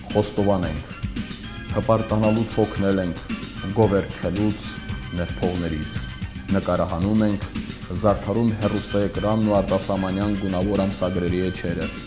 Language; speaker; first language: Armenian; native; Armenian